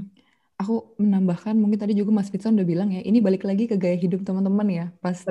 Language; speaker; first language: Indonesian; native; Indonesian